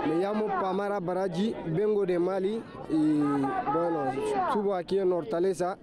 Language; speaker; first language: Spanish; non-native, learner; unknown